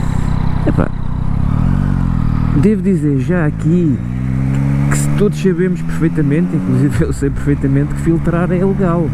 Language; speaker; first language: Portuguese; native; Portuguese